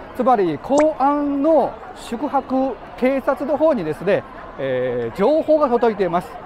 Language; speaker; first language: Japanese; non-native, fluent; Chinese